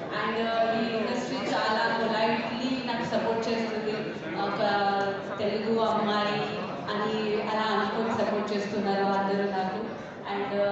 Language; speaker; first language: Telugu; non-native, learner; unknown